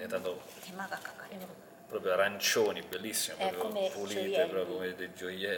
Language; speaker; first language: Italian; native; Italian